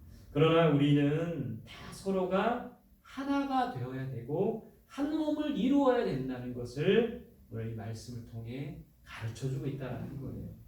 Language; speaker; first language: Korean; native; Korean